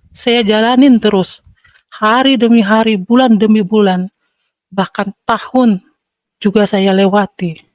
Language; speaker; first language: Indonesian; native; Indonesian